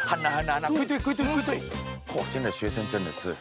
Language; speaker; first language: Chinese; native; Chinese